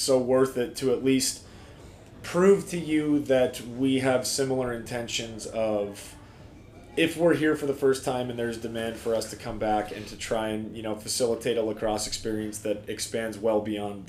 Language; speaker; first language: English; native; English